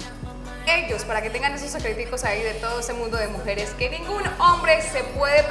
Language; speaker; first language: Spanish; native; Spanish